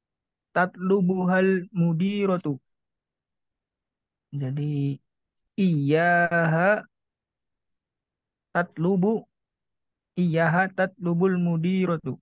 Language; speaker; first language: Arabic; non-native, learner; Indonesian